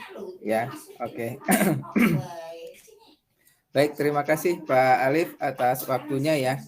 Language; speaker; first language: Indonesian; native; Indonesian